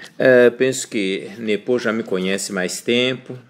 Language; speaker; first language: Portuguese; early bilingual, other home language; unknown